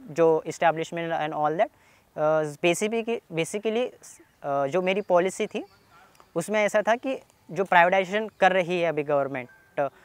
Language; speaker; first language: Hindi; non-native, local second language; Marathi